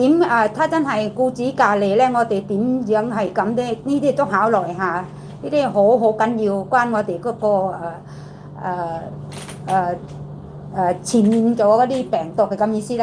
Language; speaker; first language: Cantonese; non-native, learner; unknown